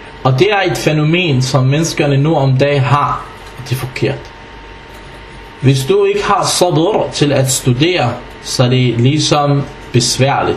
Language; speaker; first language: Danish; non-native, fluent; Arabic